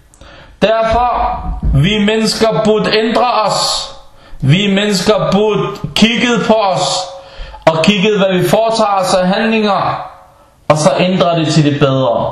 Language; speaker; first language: Danish; non-native, fluent; Arabic